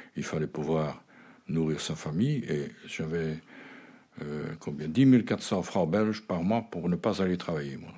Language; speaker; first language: French; native; French